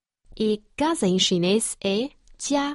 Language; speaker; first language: Portuguese; non-native, fluent; Chinese